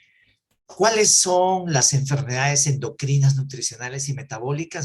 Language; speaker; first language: Spanish; native; Spanish